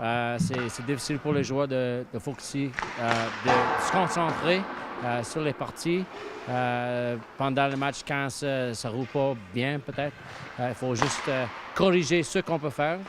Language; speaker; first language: French; non-native, fluent; English